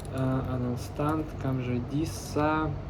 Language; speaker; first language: French; non-native, learner; Russian